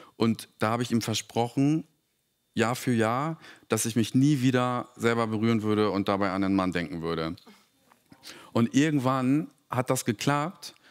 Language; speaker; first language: German; early bilingual, other home language; Serbian